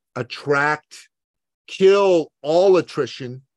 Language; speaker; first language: English; early bilingual, other home language; Persian